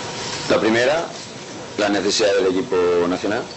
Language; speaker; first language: Spanish; native; Spanish